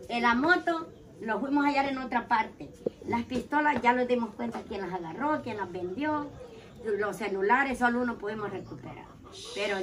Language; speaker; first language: Spanish; native; Spanish